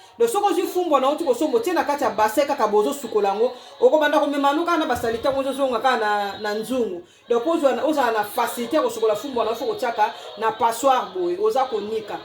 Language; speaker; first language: Lingala; non-native, local second language; Kongo